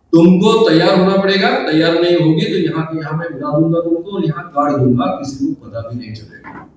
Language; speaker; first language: Hindi; non-native, local second language; Marathi